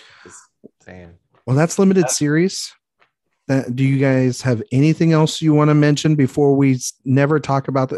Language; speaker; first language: English; native; English